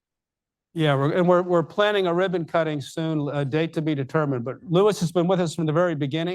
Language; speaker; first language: English; native; English